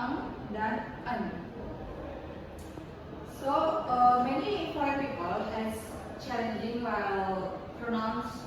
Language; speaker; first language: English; non-native, learner; Indonesian